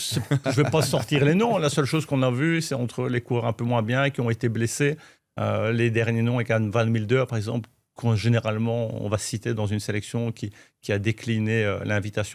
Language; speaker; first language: French; native; French